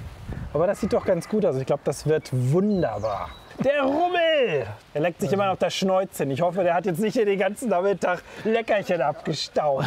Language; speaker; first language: German; native; German